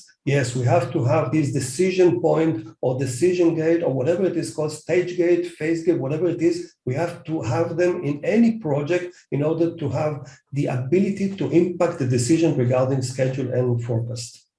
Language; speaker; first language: English; non-native, fluent; Hebrew